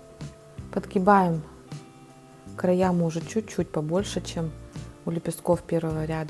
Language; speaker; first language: Russian; native; Russian